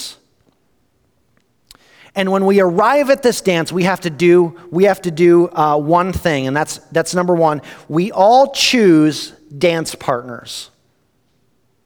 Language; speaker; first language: English; native; English